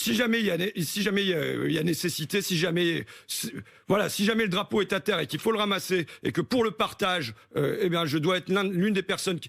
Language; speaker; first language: French; native; French